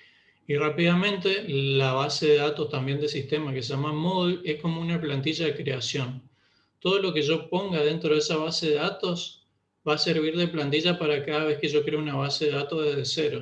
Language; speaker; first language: Spanish; native; Spanish